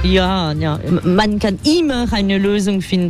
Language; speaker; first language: German; non-native, fluent; French